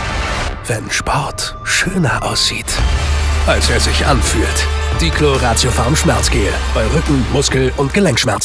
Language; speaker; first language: German; native; German